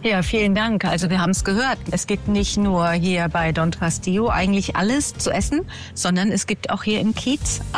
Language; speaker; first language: German; native; German